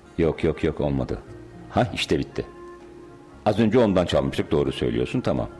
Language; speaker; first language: Turkish; native; Turkish